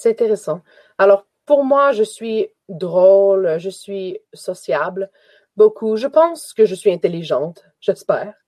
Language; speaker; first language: French; native; French